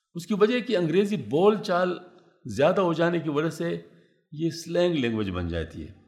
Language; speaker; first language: Urdu; non-native, local second language; Pashto